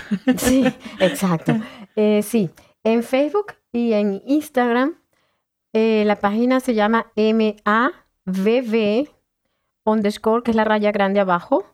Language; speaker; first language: Spanish; native; Spanish